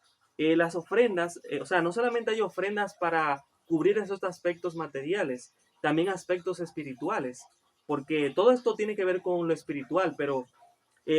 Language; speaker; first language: Spanish; native; Spanish